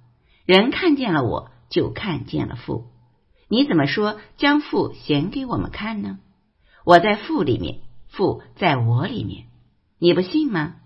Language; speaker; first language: Chinese; native; Chinese